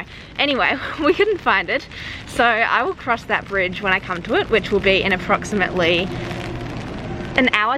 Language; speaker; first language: English; native; English